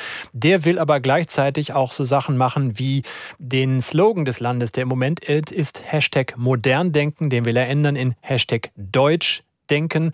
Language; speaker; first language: German; native; German